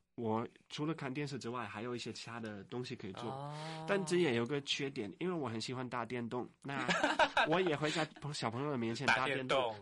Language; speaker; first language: Chinese; non-native, fluent; Dutch